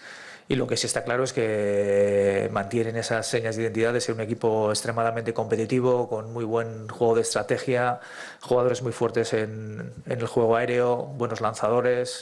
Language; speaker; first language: Spanish; native; Spanish